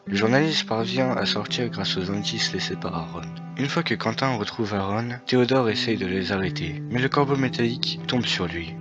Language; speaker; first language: French; native; French